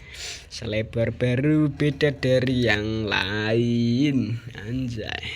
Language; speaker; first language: Indonesian; non-native, local second language; Javanese